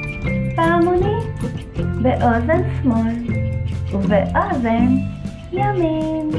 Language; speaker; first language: Hebrew; native; Hebrew